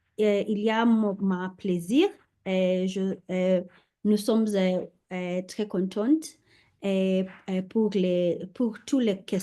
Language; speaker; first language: French; non-native, learner; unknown